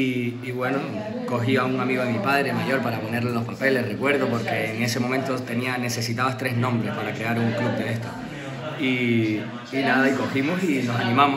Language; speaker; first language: Spanish; native; Spanish